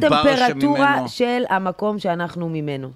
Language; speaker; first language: Hebrew; native; Hebrew